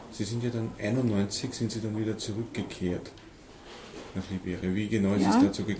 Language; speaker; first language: German; native; German